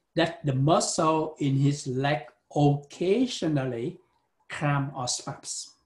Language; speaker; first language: English; non-native, fluent; Vietnamese